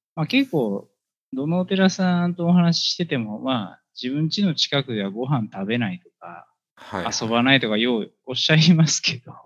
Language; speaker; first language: Japanese; native; Japanese